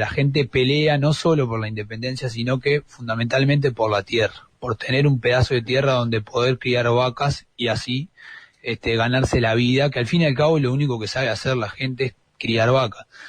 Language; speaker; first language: Spanish; native; Spanish